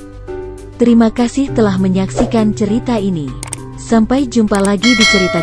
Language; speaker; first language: Indonesian; native; Indonesian